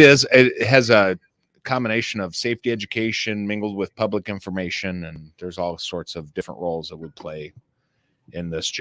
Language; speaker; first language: English; native; English